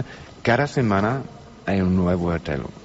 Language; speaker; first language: Spanish; non-native, learner; German